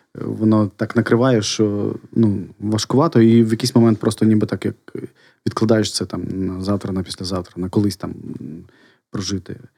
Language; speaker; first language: Ukrainian; non-native, local second language; Russian